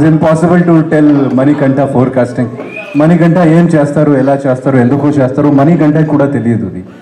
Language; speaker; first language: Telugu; non-native, fluent; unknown